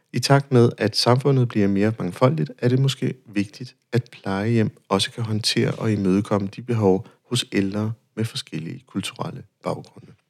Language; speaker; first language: Danish; non-native, fluent; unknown